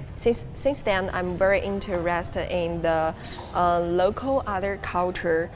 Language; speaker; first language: English; non-native, learner; Chinese